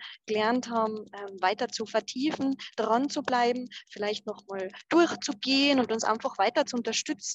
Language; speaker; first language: German; native; German